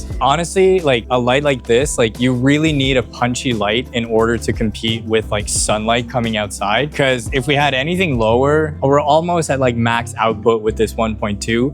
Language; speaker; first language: English; native; English